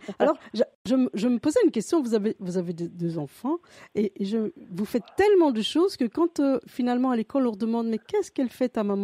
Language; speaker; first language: French; native; French